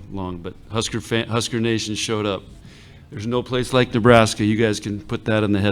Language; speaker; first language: English; native; English